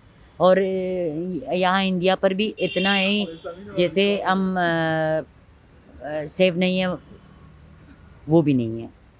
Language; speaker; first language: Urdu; non-native, learner; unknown